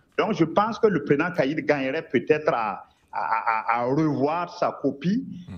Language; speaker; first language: French; non-native, local second language; Mossi